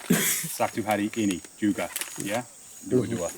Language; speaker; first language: Indonesian; non-native, learner; English